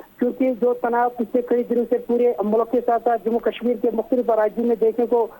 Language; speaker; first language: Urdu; non-native, local second language; Kashmiri